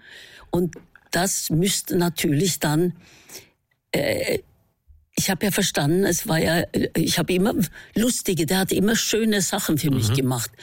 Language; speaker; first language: German; non-native, fluent; Norwegian